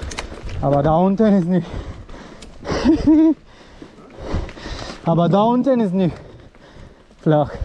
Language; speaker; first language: German; non-native, learner; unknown